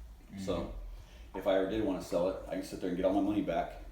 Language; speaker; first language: English; native; English